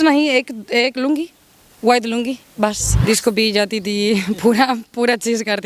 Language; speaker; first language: Hindi; non-native, learner; Spanish